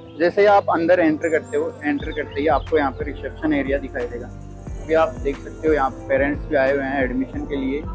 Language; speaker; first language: Hindi; native; Hindi